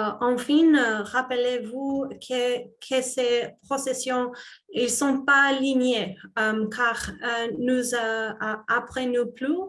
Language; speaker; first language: French; non-native, fluent; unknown